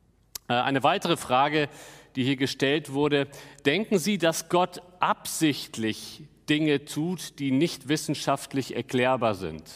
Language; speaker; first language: German; native; German